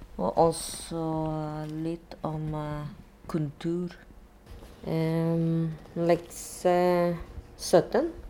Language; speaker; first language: Norwegian; non-native, learner; Vietnamese